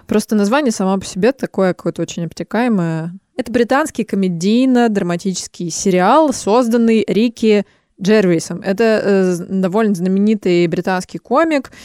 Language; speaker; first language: Russian; native; Russian